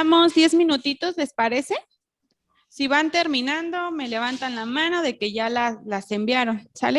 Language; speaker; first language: Spanish; native; Spanish